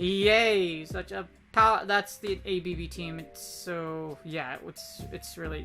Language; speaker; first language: English; native; English